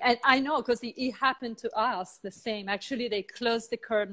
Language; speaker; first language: English; non-native, fluent; Italian